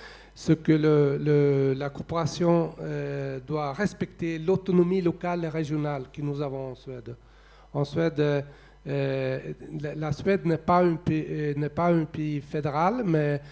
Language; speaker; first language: French; non-native, fluent; Swedish